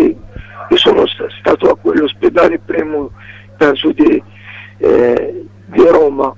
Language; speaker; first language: Italian; non-native, learner; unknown